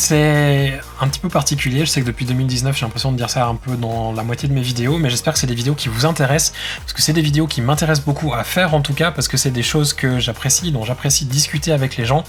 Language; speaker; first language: French; native; French